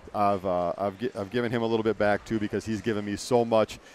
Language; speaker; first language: English; native; English